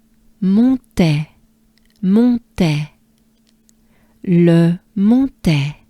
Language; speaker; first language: French; native; French